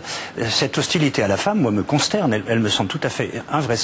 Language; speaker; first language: French; native; French